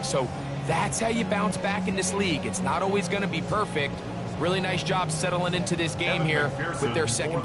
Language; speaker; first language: English; native; English